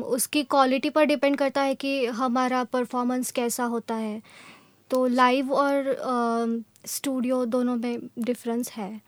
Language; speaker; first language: Hindi; non-native, local second language; Gujarati